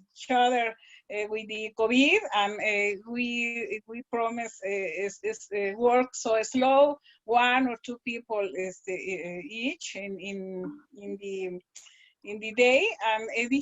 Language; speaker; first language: English; non-native, learner; Spanish